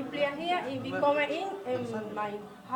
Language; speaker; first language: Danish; non-native, learner; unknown